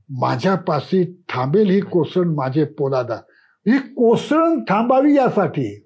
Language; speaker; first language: Marathi; native; Marathi